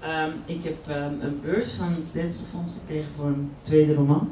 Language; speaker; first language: Dutch; native; Dutch